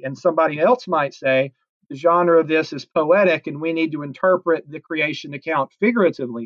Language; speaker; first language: English; native; English